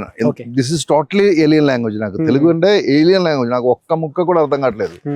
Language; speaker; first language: Telugu; non-native, local second language; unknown